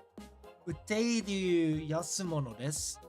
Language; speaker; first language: Japanese; non-native, learner; English